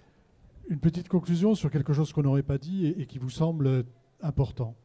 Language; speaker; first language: French; native; French